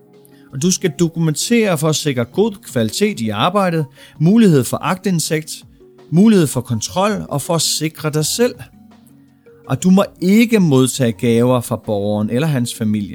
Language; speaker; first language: Danish; native; Danish